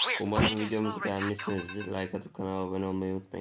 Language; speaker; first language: Turkish; native; Turkish